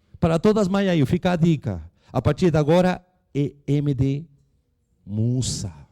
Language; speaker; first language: Portuguese; non-native, fluent; Spanish